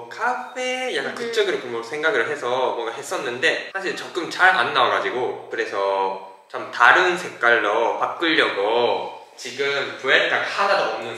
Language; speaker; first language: Korean; non-native, fluent; Japanese